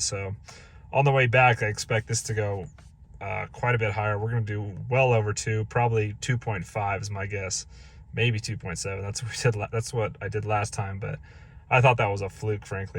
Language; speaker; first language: English; native; English